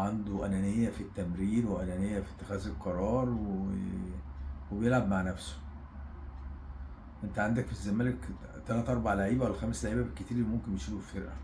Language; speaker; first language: Arabic; native; Arabic